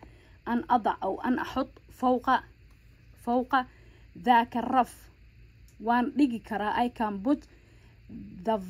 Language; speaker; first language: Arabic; non-native, local second language; Somali